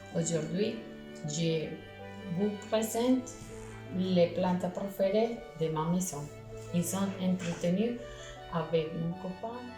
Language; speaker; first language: French; non-native, learner; Spanish